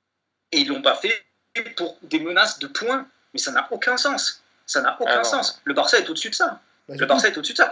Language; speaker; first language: French; native; French